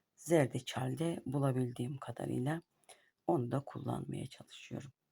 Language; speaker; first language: Turkish; native; Turkish